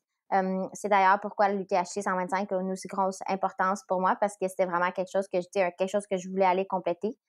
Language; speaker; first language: French; native; French